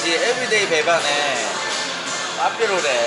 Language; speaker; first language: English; non-native, learner; Korean